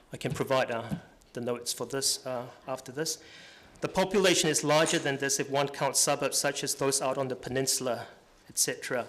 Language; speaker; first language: English; native; English